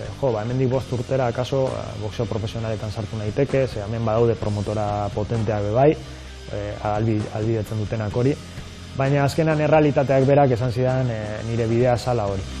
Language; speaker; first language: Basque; non-native, local second language; Spanish